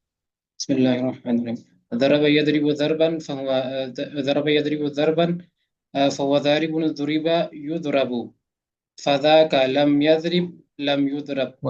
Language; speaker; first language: Arabic; non-native, learner; Urdu